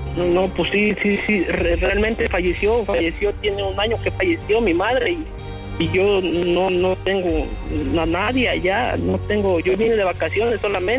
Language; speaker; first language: Spanish; native; Spanish